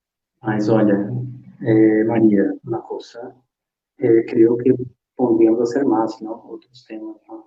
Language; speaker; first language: Spanish; non-native, learner; Portuguese